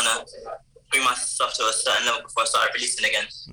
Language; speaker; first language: English; native; English